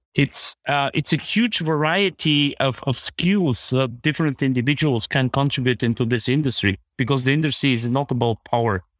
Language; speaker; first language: English; non-native, fluent; Bulgarian